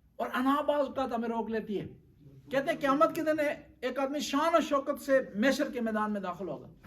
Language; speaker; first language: Urdu; non-native, local second language; Punjabi